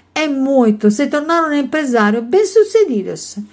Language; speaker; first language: Portuguese; non-native, learner; Italian